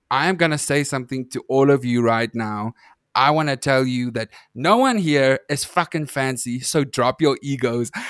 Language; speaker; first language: English; non-native, local second language; Afrikaans